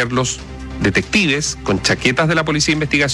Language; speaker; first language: Spanish; native; Spanish